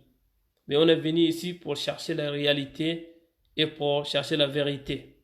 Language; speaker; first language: French; non-native, fluent; Arabic